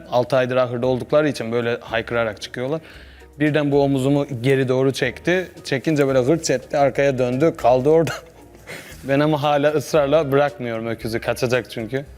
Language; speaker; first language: Turkish; native; Turkish